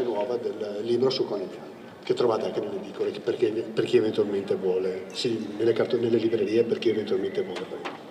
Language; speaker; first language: Italian; native; Italian